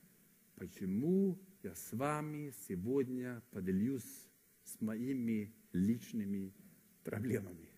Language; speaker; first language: Russian; non-native, fluent; Swedish